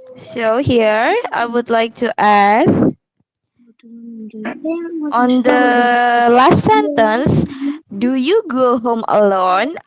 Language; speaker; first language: English; non-native, fluent; Indonesian